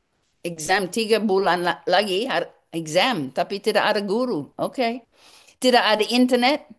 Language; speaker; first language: Indonesian; non-native, learner; English